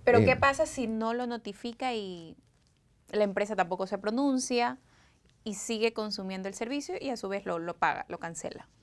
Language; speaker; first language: Spanish; native; Spanish